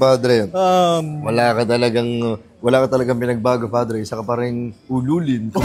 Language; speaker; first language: Filipino; native; Filipino